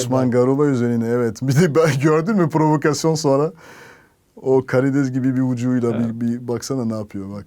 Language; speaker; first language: Turkish; non-native, fluent; French